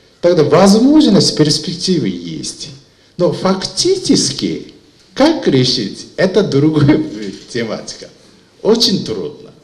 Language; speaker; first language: Russian; non-native, fluent; Japanese